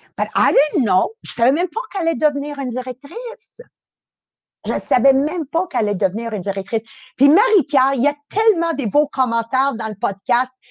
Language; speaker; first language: French; early bilingual, other home language; Italian